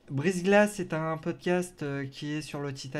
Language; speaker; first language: French; native; French